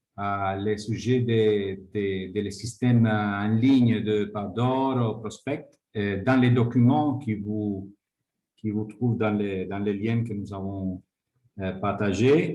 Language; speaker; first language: French; non-native, fluent; Spanish